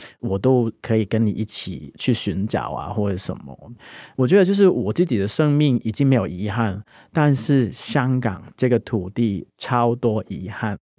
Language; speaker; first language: Chinese; non-native, local second language; Cantonese